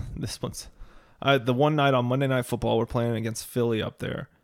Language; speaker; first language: English; native; English